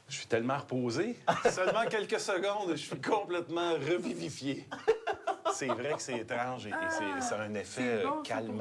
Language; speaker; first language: French; native; French